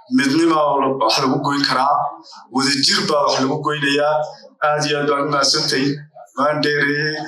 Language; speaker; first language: Somali; native; Somali